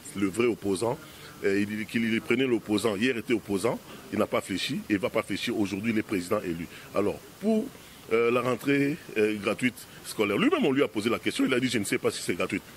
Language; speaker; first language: French; non-native, local second language; Lingala